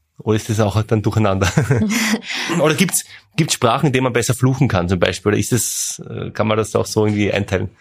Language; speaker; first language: German; native; German